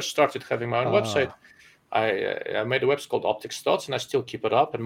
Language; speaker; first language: English; non-native, fluent; Russian